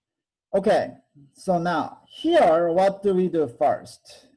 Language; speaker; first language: English; non-native, fluent; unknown